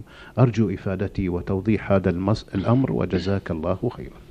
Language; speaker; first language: Arabic; native; Arabic